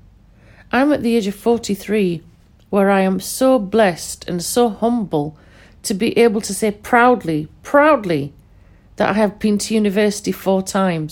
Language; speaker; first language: English; non-native, local second language; Pashto